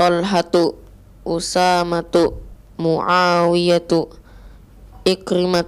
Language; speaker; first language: Arabic; non-native, learner; Indonesian